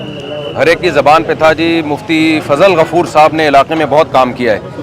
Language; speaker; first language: Urdu; native; Urdu